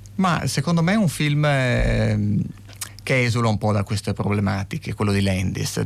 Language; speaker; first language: Italian; native; Italian